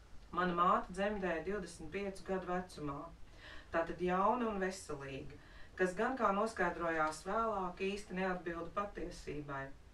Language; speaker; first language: Latvian; native; Latvian